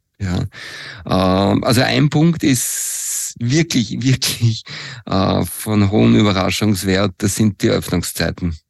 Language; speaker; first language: German; native; German